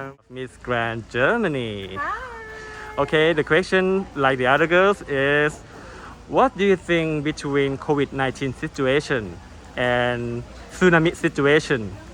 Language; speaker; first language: English; non-native, learner; Thai